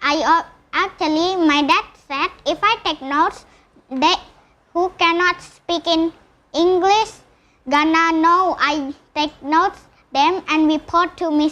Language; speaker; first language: English; non-native, learner; Indonesian